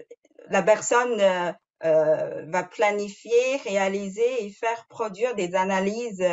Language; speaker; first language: French; non-native, fluent; Chinese